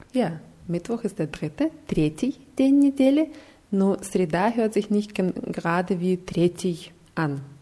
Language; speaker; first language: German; non-native, fluent; Russian